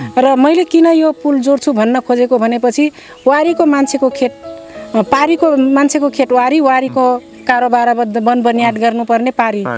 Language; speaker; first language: Nepali; non-native, local second language; Dangaura Tharu